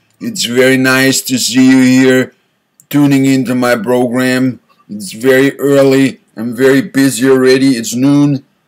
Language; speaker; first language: English; non-native, fluent; German